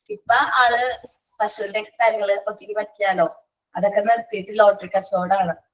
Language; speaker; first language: Malayalam; native; Malayalam